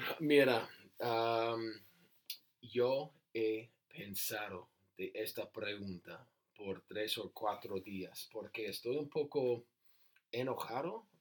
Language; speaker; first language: Spanish; non-native, learner; English